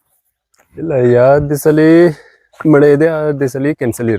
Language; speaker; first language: Kannada; non-native, local second language; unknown